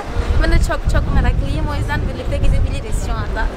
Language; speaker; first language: Turkish; non-native, fluent; Portuguese